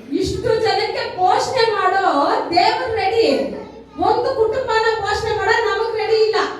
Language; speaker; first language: Kannada; non-native, local second language; Tamil